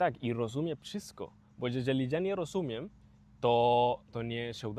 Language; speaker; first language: Polish; non-native, learner; Spanish